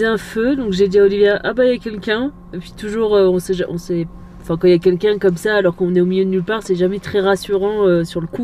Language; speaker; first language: French; native; French